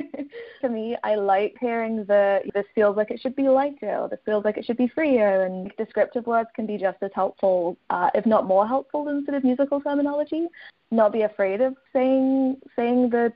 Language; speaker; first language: English; native; English